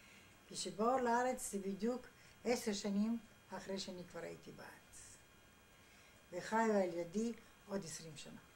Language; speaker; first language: Hebrew; non-native, fluent; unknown